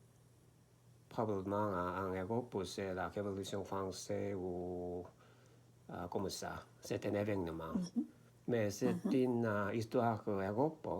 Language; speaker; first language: French; non-native, learner; Korean